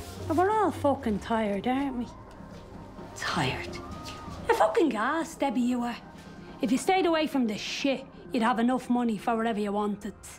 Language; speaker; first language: English; native; English